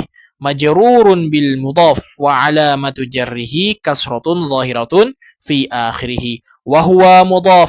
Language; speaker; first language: Arabic; non-native, fluent; Indonesian